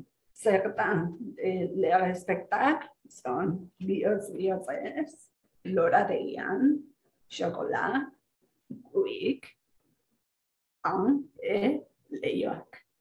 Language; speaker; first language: French; non-native, fluent; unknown